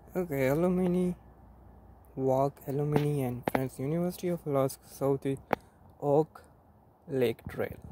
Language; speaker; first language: English; non-native, learner; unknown